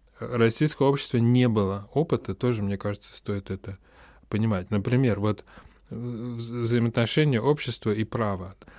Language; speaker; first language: Russian; native; Russian